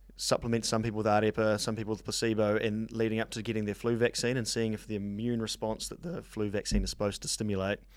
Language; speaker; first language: English; native; English